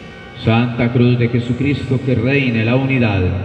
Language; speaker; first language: Spanish; native; Spanish